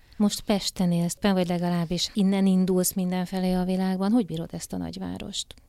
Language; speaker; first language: Hungarian; native; Hungarian